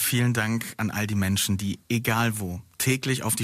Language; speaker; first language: German; native; German